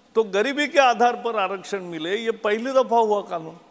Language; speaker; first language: Hindi; non-native, local second language; Marathi